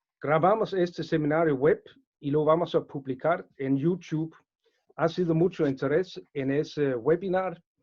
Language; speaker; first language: Spanish; non-native, fluent; Danish